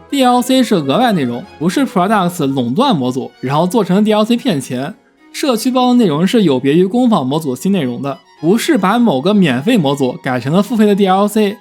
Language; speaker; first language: Chinese; native; Chinese